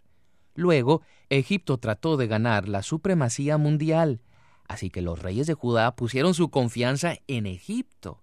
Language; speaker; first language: Spanish; native; Spanish